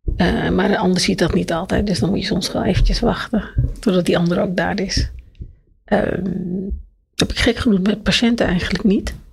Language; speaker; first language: Dutch; native; Dutch